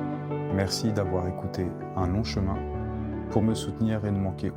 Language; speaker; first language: French; native; French